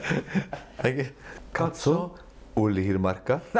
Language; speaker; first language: Finnish; non-native, learner; Norwegian